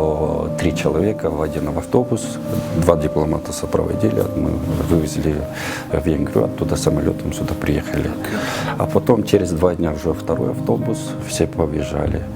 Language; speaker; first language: Russian; non-native, local second language; Kyrgyz